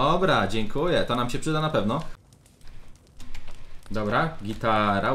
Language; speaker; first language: Polish; native; Polish